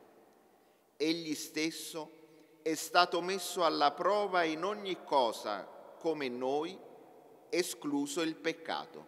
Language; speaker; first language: Italian; native; Italian